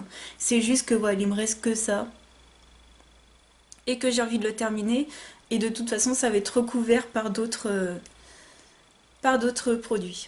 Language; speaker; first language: French; native; French